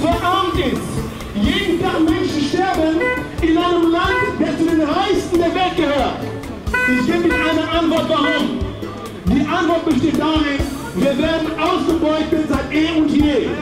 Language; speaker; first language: German; non-native, fluent; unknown